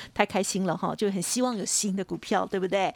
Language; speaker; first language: Chinese; native; Chinese